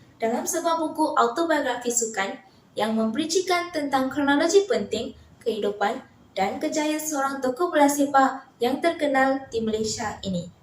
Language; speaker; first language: Malay; non-native, local second language; Tamil